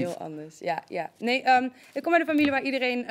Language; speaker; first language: Dutch; native; Dutch